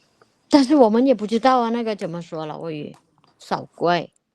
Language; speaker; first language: Chinese; non-native, fluent; Lao